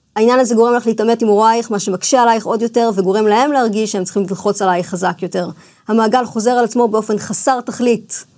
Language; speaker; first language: Hebrew; early bilingual, other home language; English